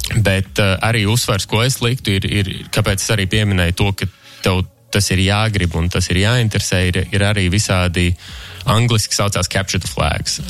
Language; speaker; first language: Latvian; early bilingual, heritage; Latvian